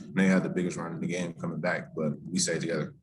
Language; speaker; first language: English; native; English